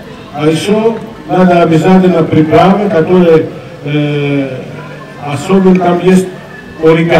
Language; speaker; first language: Russian; non-native, learner; Greek